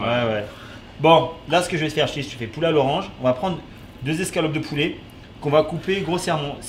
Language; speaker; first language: French; native; French